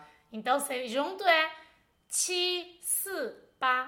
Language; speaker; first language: Portuguese; non-native, fluent; Chinese